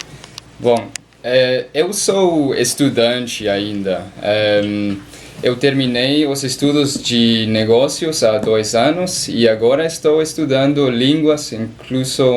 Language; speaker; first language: Portuguese; non-native, learner; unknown